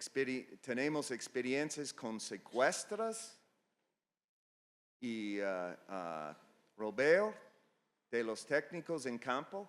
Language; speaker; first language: Spanish; non-native, fluent; English